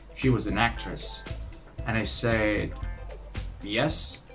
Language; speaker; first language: English; non-native, fluent; Italian